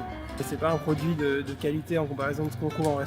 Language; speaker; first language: French; native; French